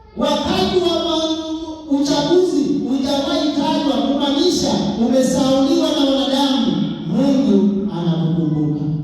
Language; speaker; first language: Swahili; non-native, local second language; Luo (Kenya and Tanzania)